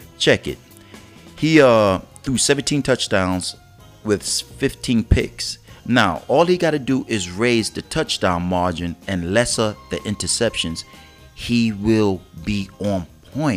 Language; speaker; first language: English; native; English